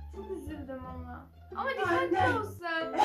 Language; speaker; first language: Turkish; native; Turkish